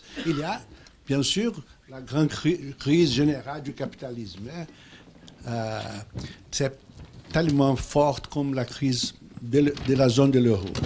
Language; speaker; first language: French; non-native, fluent; Portuguese